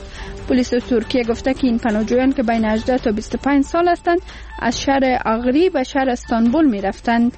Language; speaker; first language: Persian; native; Persian